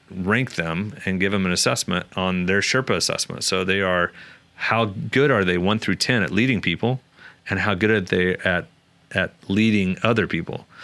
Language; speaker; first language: English; native; English